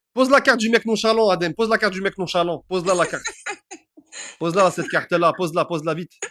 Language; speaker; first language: French; early bilingual, other home language; Arabic